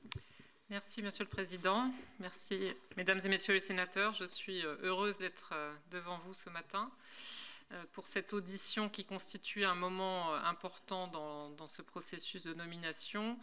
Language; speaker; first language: French; native; French